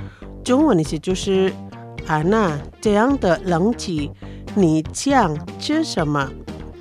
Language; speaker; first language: Chinese; non-native, fluent; Indonesian